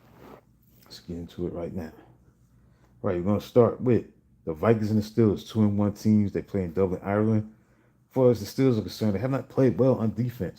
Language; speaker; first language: English; native; English